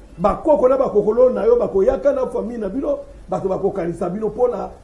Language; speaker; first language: Lingala; non-native, local second language; Kituba (Democratic Republic of Congo)